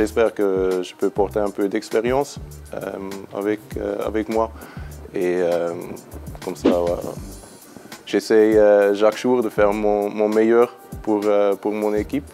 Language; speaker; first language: French; non-native, learner; German